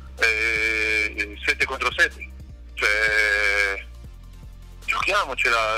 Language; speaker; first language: Italian; non-native, fluent; Spanish